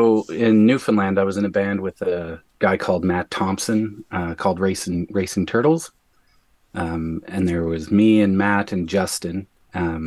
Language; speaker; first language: English; native; English